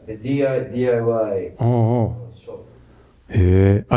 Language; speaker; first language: Japanese; native; Japanese